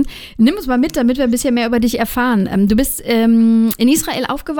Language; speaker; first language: German; native; German